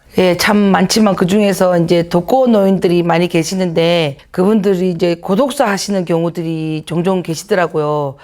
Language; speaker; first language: Korean; native; Korean